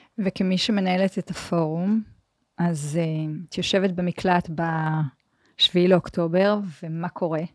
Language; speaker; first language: Hebrew; native; Hebrew